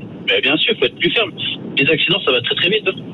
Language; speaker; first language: French; native; French